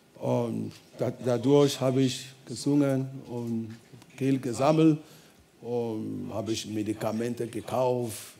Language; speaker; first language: German; non-native, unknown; Ewe